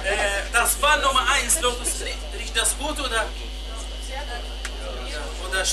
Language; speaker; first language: German; non-native, fluent; Arabic